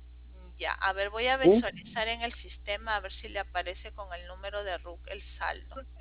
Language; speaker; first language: Spanish; native; Spanish